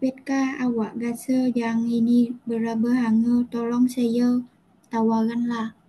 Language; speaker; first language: Indonesian; non-native, learner; Vietnamese